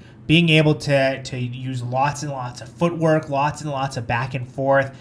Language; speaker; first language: English; native; English